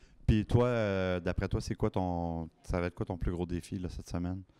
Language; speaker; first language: French; native; French